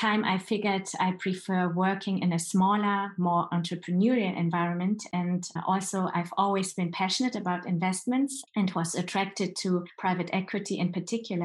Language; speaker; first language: English; non-native, fluent; Chinese